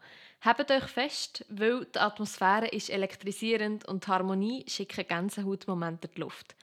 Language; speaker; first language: German; native; German